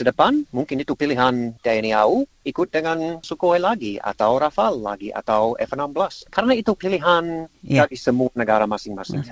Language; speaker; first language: Indonesian; non-native, learner; English